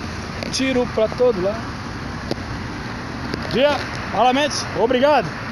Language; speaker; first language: Portuguese; native; Portuguese